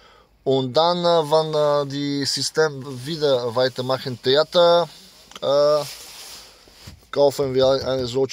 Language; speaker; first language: German; non-native, fluent; Bulgarian